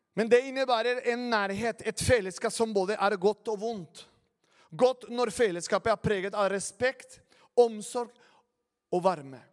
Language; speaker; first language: Norwegian; non-native, fluent; Spanish